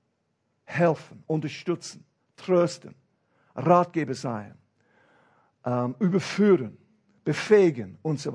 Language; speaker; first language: German; non-native, fluent; English